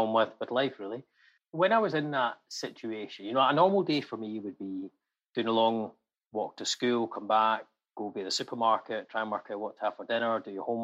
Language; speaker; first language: English; native; English